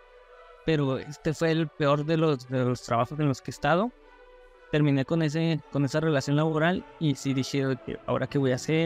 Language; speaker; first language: Spanish; native; Spanish